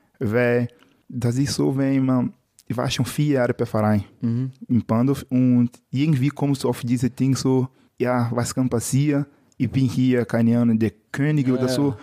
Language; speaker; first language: German; non-native, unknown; Portuguese